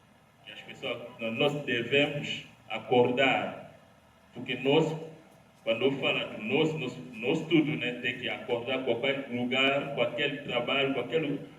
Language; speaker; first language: Portuguese; non-native, learner; Lingala